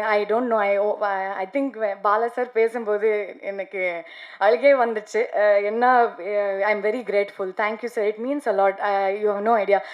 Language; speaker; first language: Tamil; non-native, learner; Kannada